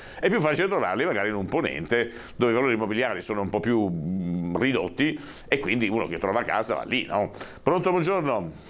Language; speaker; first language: Italian; native; Italian